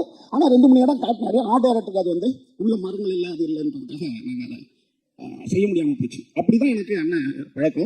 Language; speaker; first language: Tamil; native; Tamil